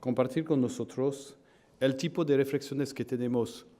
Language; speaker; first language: Spanish; non-native, fluent; French